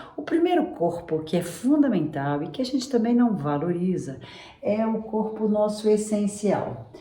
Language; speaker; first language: Portuguese; native; Portuguese